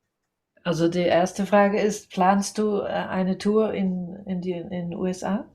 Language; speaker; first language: German; non-native, fluent; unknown